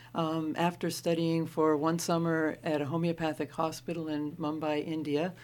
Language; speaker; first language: English; native; English